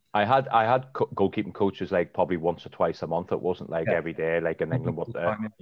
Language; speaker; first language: English; native; English